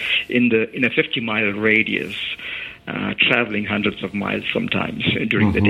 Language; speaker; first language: English; non-native, local second language; Malayalam